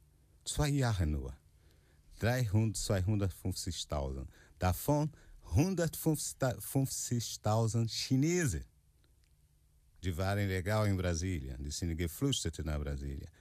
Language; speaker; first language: German; non-native, fluent; Portuguese